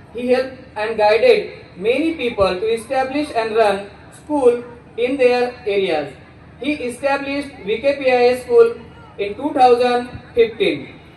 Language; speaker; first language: English; non-native, local second language; Marathi